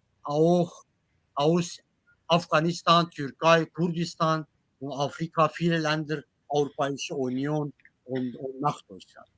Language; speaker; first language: German; non-native, learner; Kurdish